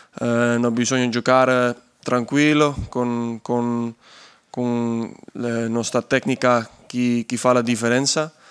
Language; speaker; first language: Italian; non-native, learner; Dutch